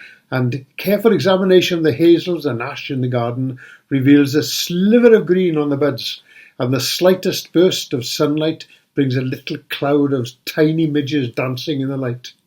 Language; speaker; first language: English; native; English